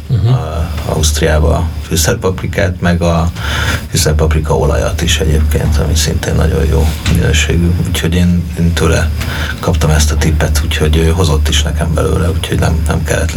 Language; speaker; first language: Hungarian; native; Hungarian